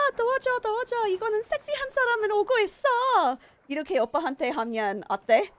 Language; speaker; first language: Korean; non-native, learner; English